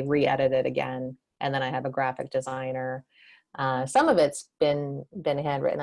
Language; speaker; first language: English; native; English